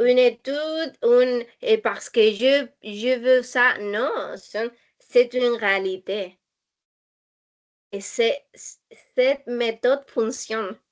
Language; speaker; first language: French; non-native, learner; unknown